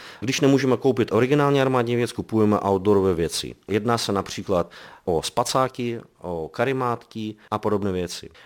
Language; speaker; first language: Czech; non-native, fluent; Belarusian